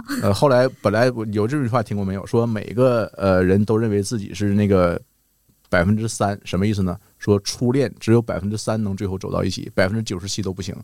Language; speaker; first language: Chinese; native; Chinese